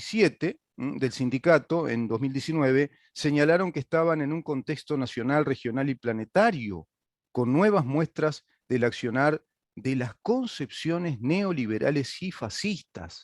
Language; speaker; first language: Spanish; native; Spanish